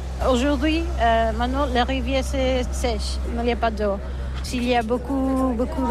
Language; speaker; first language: French; non-native, learner; Catalan